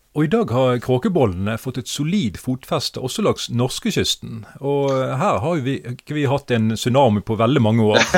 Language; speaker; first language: Norwegian; native; Norwegian